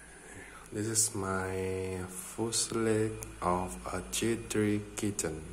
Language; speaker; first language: English; non-native, learner; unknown